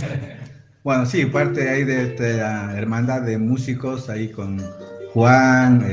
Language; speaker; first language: Spanish; native; Spanish